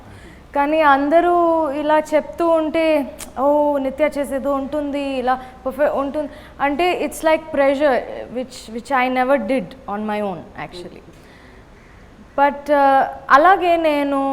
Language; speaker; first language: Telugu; non-native, fluent; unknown